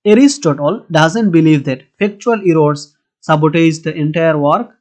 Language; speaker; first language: English; non-native, local second language; Bangla